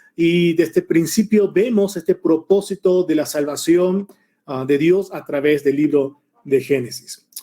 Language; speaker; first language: Spanish; early bilingual, other home language; Korean